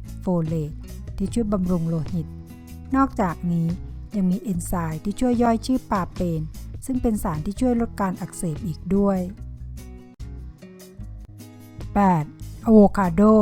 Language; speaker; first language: Thai; native; Thai